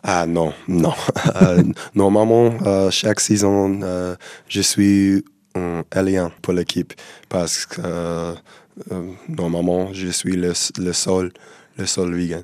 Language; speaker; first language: French; non-native, learner; English